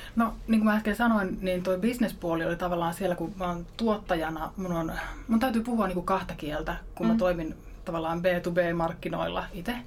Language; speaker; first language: Finnish; native; Finnish